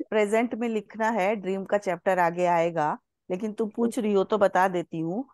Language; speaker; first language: Hindi; non-native, local second language; Bangla